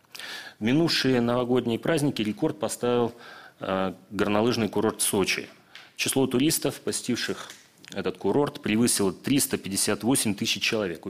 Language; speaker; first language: Russian; native; Russian